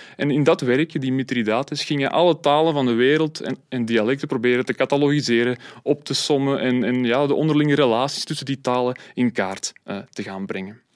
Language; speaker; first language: Dutch; native; Dutch